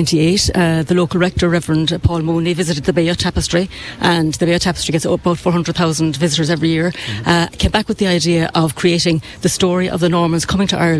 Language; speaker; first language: English; native; English